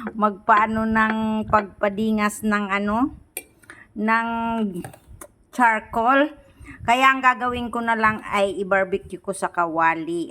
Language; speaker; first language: Filipino; non-native, local second language; Masbatenyo